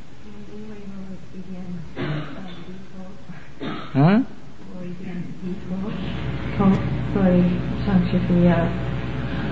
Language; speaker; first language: Chinese; non-native, learner; English